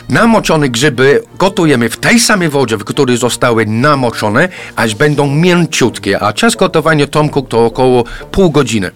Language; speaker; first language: Polish; non-native, fluent; English